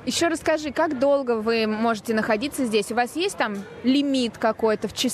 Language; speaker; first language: Russian; native; Russian